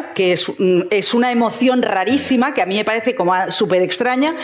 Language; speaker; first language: Spanish; non-native, fluent; Swedish